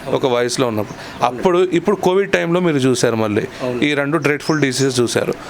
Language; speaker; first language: Telugu; native; Telugu